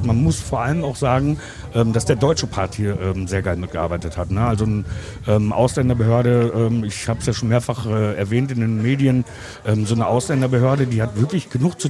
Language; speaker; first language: German; native; German